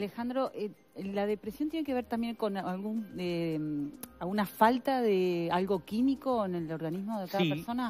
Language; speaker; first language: Spanish; native; Spanish